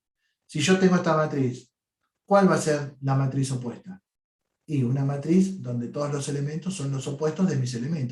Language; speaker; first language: Spanish; native; Spanish